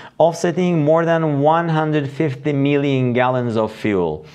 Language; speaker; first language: English; non-native, fluent; Turkish